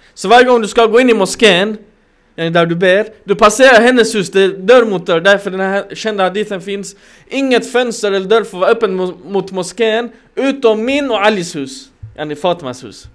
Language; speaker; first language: Swedish; non-native, fluent; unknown